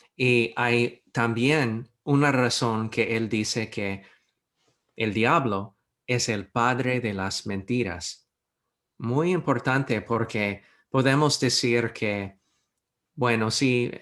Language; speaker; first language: Spanish; non-native, fluent; English